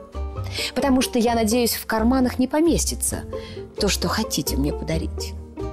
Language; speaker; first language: Russian; native; Russian